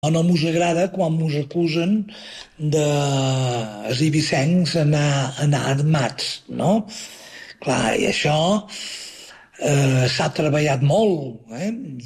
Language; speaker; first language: Catalan; native; Catalan